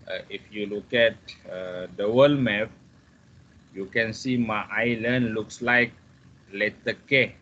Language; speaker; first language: English; non-native, fluent; Buginese